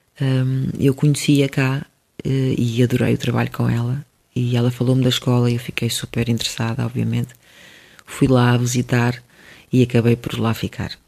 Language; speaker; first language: Portuguese; early bilingual, other home language; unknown